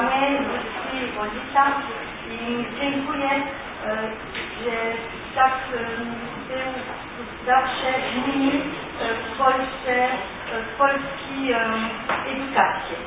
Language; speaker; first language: Polish; early bilingual, heritage; French